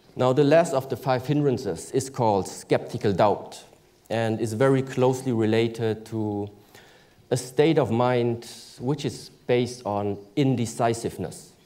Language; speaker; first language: English; early bilingual, other home language; German